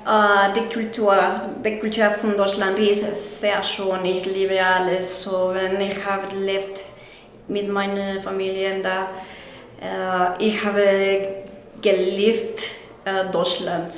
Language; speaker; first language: German; non-native, learner; Spanish